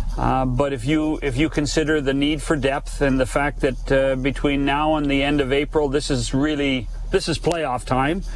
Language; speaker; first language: English; native; English